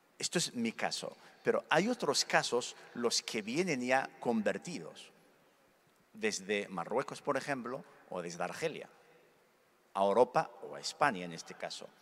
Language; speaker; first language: Spanish; early bilingual, other home language; Berber languages